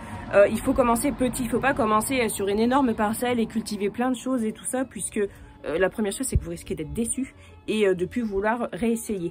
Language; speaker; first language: French; native; French